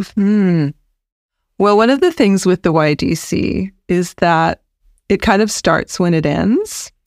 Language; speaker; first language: English; native; English